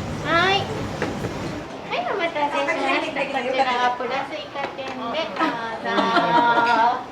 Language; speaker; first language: Japanese; native; Japanese